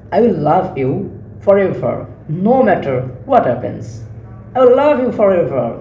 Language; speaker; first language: English; non-native, local second language; Bangla